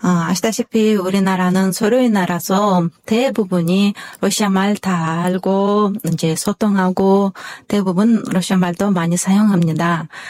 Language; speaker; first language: Korean; non-native, fluent; Kyrgyz